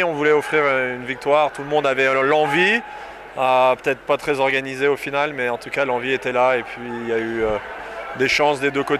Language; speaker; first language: French; native; French